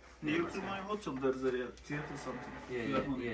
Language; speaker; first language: English; non-native, learner; Turkish